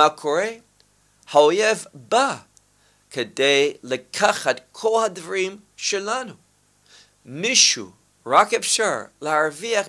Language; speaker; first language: Hebrew; non-native, fluent; English